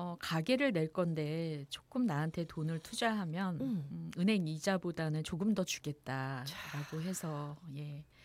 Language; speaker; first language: Korean; native; Korean